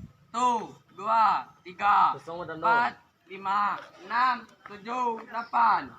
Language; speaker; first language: Indonesian; non-native, local second language; Minangkabau